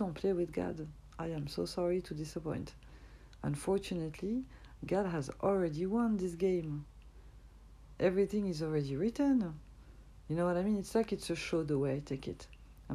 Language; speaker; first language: English; non-native, fluent; French